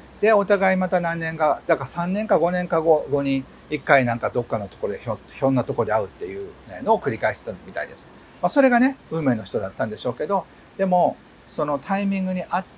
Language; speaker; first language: Japanese; native; Japanese